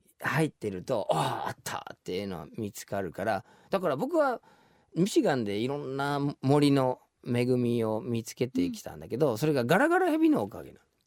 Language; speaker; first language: Japanese; non-native, fluent; English